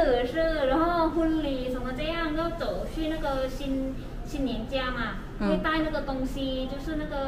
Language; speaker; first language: Chinese; non-native, learner; Thai